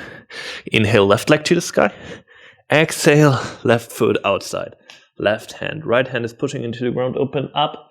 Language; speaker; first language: English; non-native, fluent; German